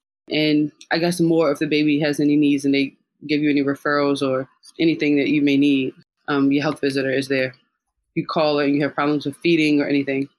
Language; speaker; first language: English; native; English